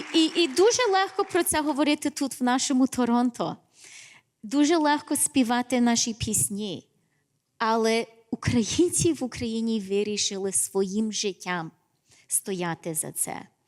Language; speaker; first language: Ukrainian; early bilingual, heritage; English